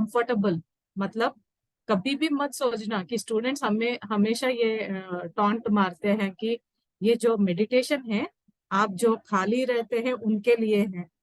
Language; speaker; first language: Hindi; native; Hindi